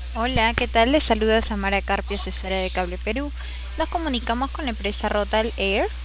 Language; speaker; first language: Spanish; native; Spanish